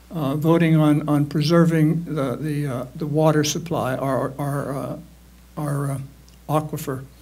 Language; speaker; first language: English; native; English